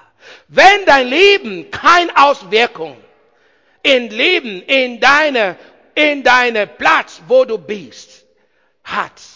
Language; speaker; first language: German; non-native, learner; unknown